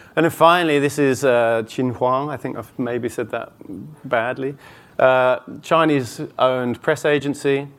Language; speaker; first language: English; native; English